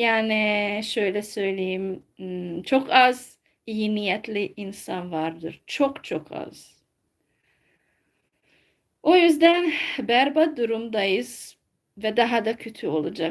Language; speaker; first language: Turkish; non-native, fluent; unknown